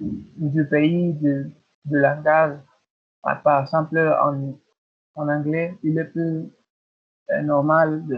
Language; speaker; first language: French; non-native, learner; Spanish